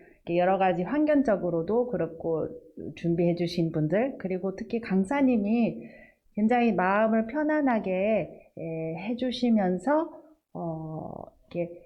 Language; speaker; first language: Korean; non-native, fluent; Japanese